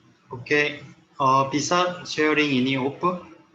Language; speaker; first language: Indonesian; non-native, learner; Korean